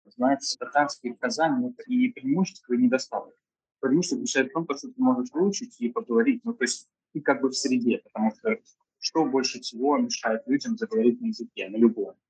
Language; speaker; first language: Russian; native; Russian